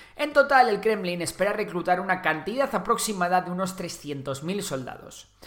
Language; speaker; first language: Spanish; native; Spanish